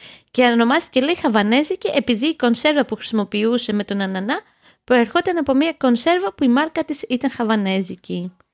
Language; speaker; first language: Greek; native; Greek